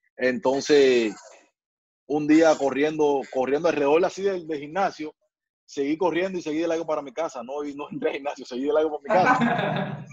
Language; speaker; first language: Spanish; native; Spanish